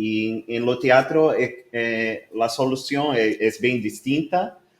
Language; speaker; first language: Spanish; non-native, learner; Portuguese